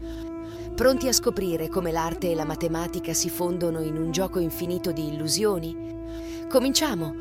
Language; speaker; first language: Italian; native; Italian